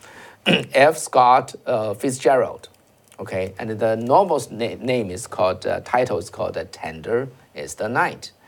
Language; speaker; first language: English; non-native, fluent; Chinese